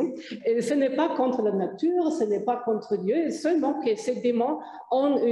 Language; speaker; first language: French; non-native, fluent; German